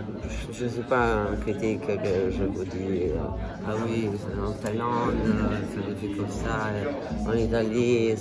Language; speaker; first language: French; non-native, fluent; Italian